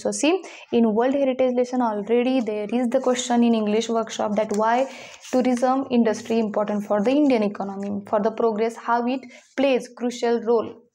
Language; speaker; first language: English; non-native, local second language; Marathi